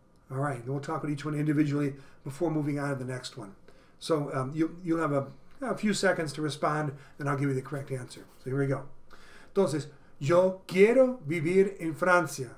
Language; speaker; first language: English; native; English